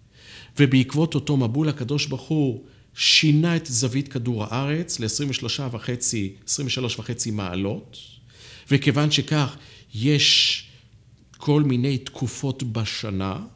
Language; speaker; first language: Hebrew; native; Hebrew